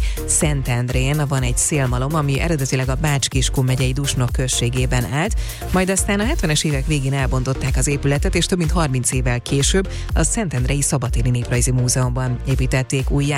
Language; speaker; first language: Hungarian; native; Hungarian